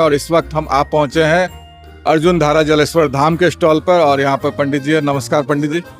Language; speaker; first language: Hindi; native; Hindi